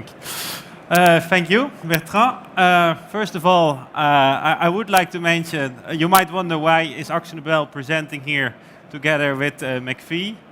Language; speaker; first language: English; non-native, fluent; Dutch